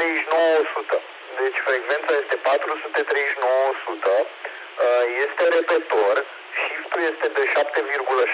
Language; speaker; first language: Romanian; native; Romanian